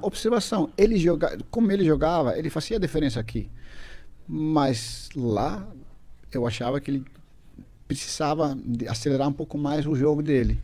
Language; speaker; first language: Portuguese; non-native, fluent; Dutch